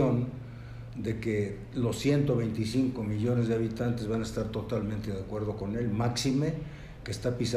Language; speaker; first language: Spanish; native; Spanish